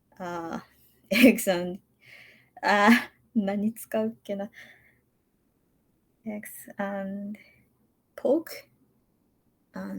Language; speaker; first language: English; non-native, learner; Japanese